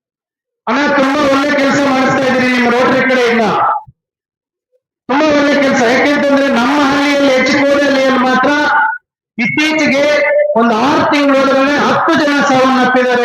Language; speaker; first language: Kannada; native; Kannada